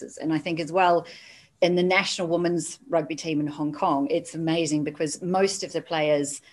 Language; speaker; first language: English; native; English